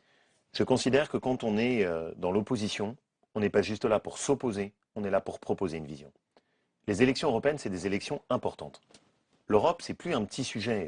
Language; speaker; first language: French; native; French